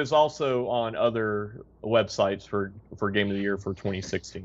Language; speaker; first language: English; native; English